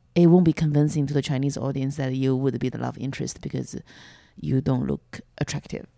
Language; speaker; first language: English; non-native, fluent; Chinese